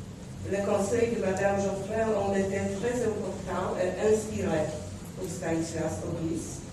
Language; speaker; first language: French; non-native, fluent; Polish